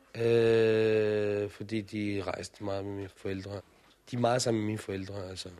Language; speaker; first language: Danish; non-native, fluent; Romany